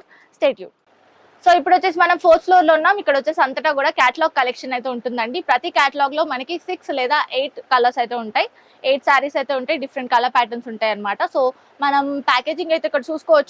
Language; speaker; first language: Telugu; native; Telugu